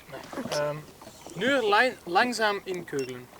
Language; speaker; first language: German; non-native, learner; Dutch